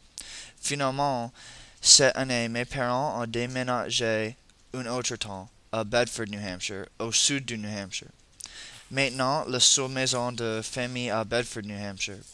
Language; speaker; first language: French; non-native, learner; English